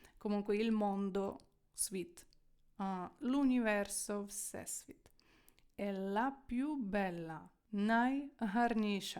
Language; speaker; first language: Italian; non-native, fluent; Ukrainian